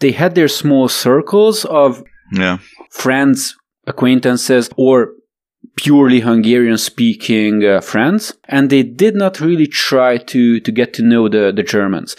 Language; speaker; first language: English; non-native, fluent; Romanian